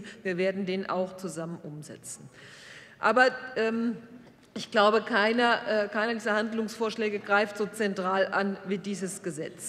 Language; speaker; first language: German; native; German